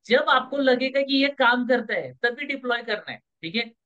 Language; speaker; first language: Hindi; non-native, local second language; Marathi